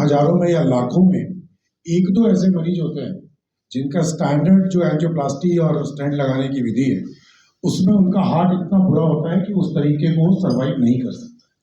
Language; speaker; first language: Hindi; native; Hindi